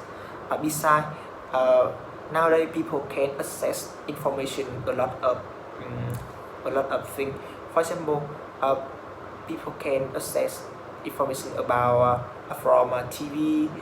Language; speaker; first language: English; non-native, learner; Vietnamese